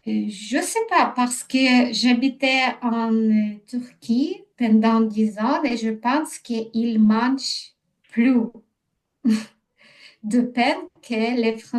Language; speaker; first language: French; non-native, learner; Ukrainian